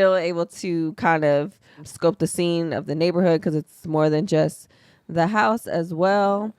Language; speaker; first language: English; native; English